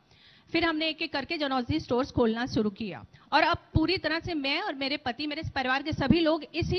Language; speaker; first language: Hindi; native; Hindi